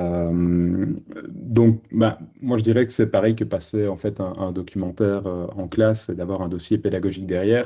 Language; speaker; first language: French; native; French